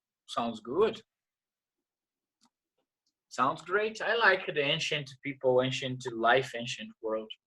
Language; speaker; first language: English; non-native, fluent; Portuguese